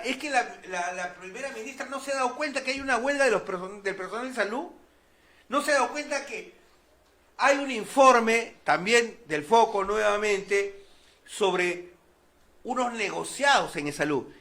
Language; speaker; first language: Spanish; native; Spanish